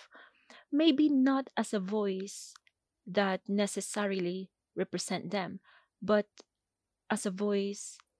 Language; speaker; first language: English; non-native, local second language; Filipino